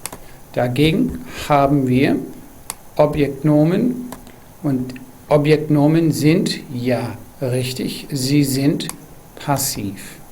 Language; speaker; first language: German; non-native, fluent; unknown